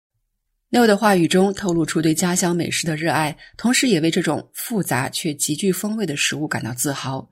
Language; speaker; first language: Chinese; native; Chinese